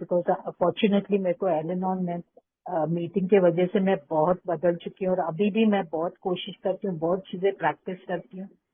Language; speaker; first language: Hindi; non-native, local second language; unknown